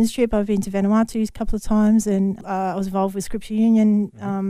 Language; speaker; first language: English; native; English